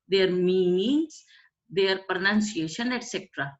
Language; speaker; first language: English; non-native, local second language; Punjabi